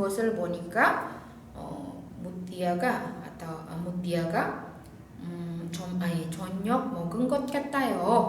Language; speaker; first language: Korean; non-native, fluent; Indonesian